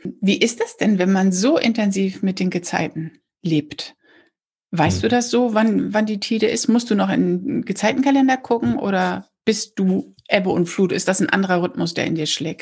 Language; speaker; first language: German; native; German